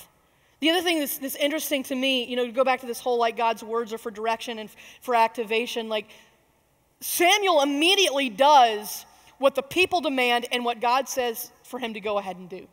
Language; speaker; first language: English; native; English